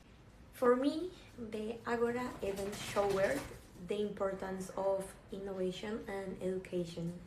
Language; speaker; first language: English; non-native, fluent; Spanish